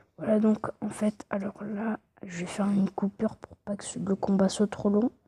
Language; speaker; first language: French; native; French